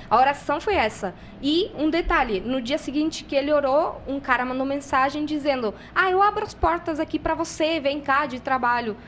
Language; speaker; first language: Portuguese; non-native, fluent; Spanish